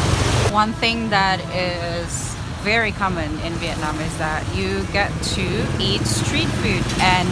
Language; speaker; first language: English; non-native, fluent; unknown